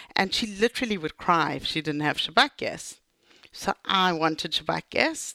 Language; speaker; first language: English; native; English